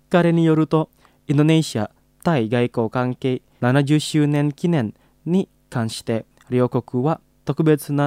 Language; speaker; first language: Japanese; non-native, fluent; Indonesian